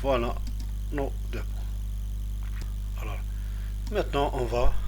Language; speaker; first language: French; non-native, local second language; Arabic